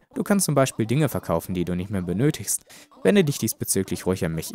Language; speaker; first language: German; native; German